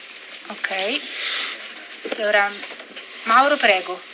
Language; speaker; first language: Italian; native; Italian